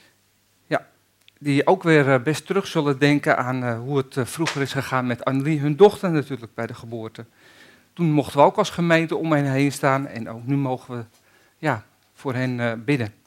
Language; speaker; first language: Dutch; native; Dutch